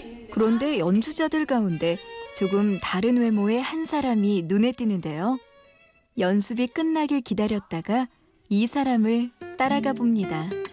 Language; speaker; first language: Korean; native; Korean